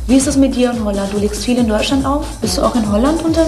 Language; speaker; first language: German; native; German